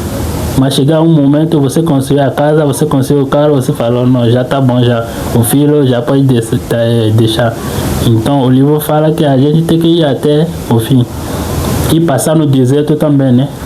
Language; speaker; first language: Portuguese; non-native, fluent; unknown